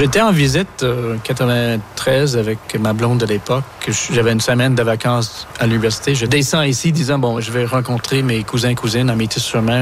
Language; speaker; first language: French; non-native, local second language; English